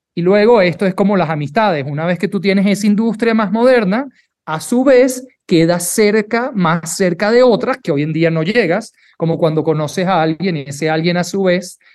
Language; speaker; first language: Spanish; native; Spanish